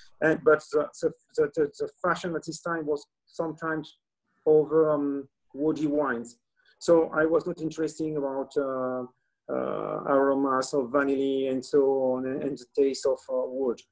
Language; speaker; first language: English; non-native, learner; French